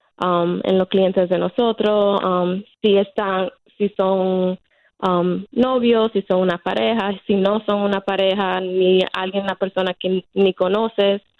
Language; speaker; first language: Spanish; early bilingual, heritage; Spanish